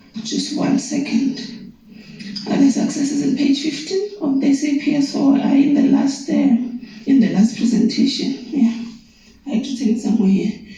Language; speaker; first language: English; non-native, local second language; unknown